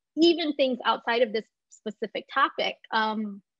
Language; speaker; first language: English; native; English